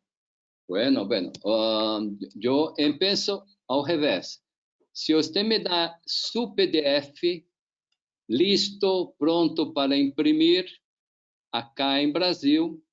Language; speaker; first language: Spanish; non-native, learner; Portuguese